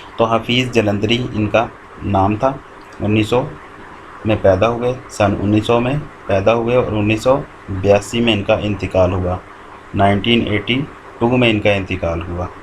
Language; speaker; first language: Urdu; non-native, local second language; Punjabi